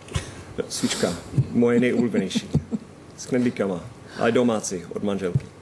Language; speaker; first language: Czech; non-native, fluent; English